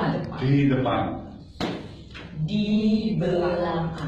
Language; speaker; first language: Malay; non-native, learner; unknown